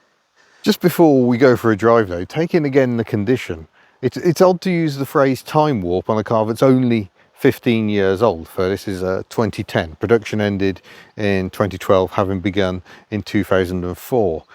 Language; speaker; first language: English; native; English